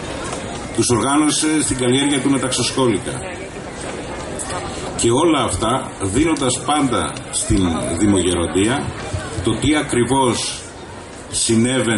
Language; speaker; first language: Greek; native; Greek